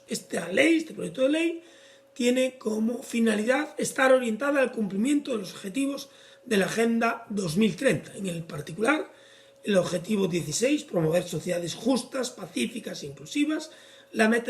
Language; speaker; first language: Spanish; native; Spanish